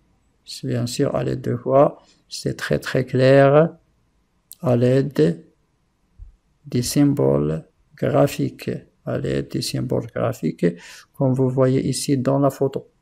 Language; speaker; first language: French; non-native, local second language; Arabic